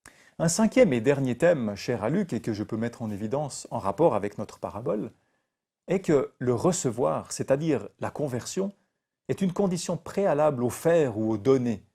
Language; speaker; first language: French; native; French